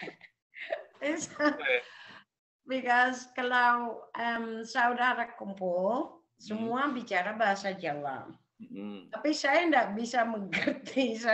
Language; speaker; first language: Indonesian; non-native, local second language; Javanese